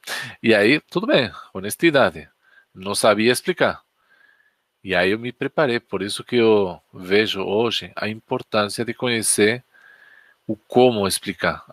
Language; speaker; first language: Portuguese; non-native, fluent; Spanish